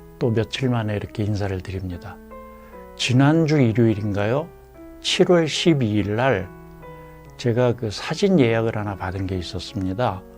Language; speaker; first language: Korean; native; Korean